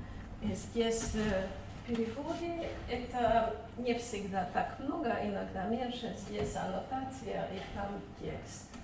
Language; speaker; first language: Russian; non-native, fluent; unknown